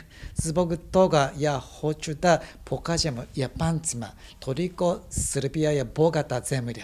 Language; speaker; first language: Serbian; non-native, learner; Japanese